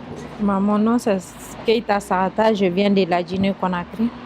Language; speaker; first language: French; non-native, local second language; Mandingo